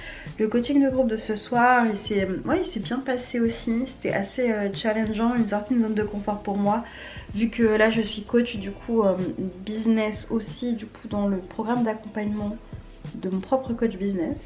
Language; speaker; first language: French; native; French